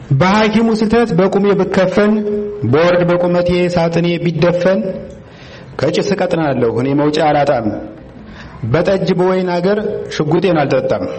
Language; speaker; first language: Amharic; native; Amharic